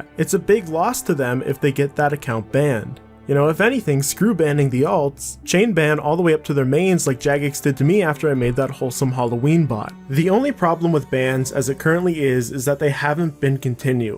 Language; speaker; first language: English; native; English